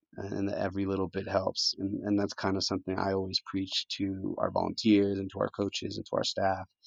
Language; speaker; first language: English; early bilingual, other home language; Spanish